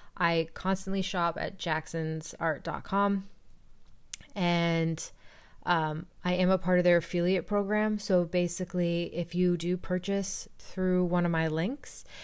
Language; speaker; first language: English; native; English